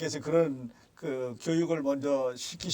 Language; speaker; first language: Korean; native; Korean